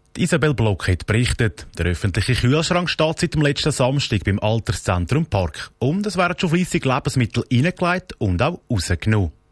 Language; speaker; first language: German; native; German